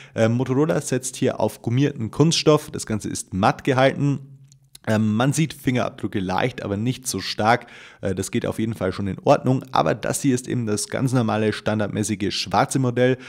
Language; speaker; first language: German; native; German